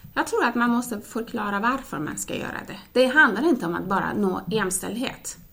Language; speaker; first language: Swedish; non-native, fluent; Persian